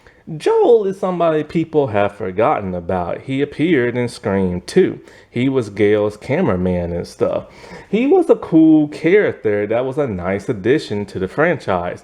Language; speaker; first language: English; native; English